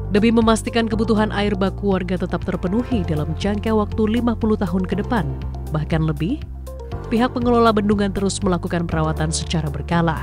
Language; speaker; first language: Indonesian; native; Indonesian